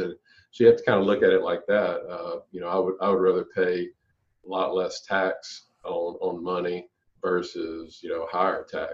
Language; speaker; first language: English; native; English